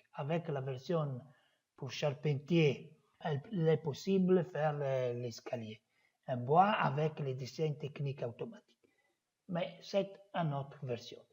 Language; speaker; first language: French; non-native, learner; Italian